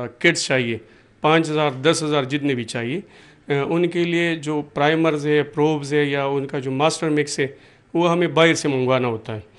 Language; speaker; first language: Urdu; non-native, local second language; Punjabi